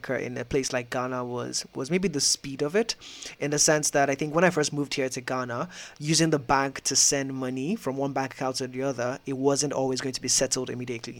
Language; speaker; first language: English; non-native, local second language; Yoruba